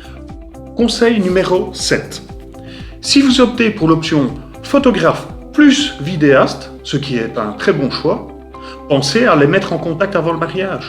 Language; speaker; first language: French; native; French